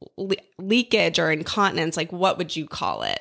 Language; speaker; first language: English; native; English